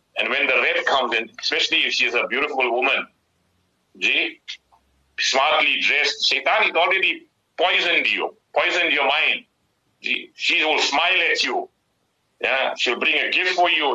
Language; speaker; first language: English; native; English